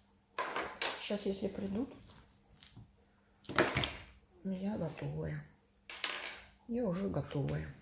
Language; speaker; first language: Russian; native; Russian